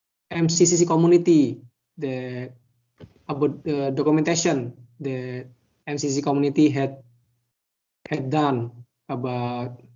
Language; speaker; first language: English; non-native, learner; Indonesian